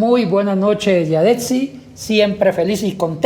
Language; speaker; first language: Spanish; native; Spanish